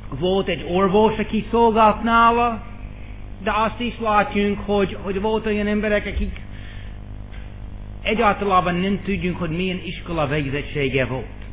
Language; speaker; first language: Hungarian; non-native, fluent; English